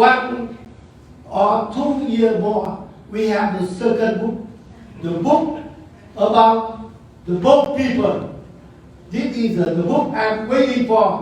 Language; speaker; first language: English; non-native, learner; Vietnamese